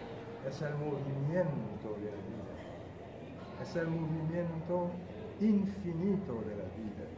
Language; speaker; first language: Spanish; non-native, fluent; Haitian Creole